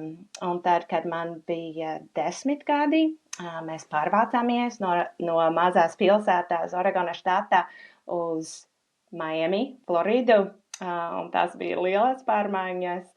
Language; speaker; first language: Latvian; non-native, fluent; English